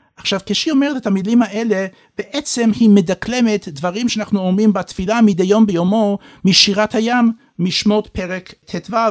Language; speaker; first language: Hebrew; non-native, fluent; English